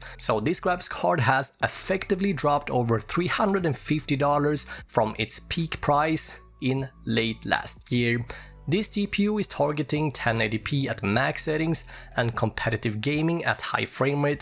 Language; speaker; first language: English; native; English